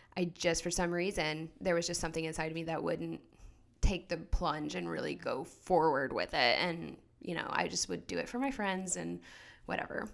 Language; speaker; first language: English; native; English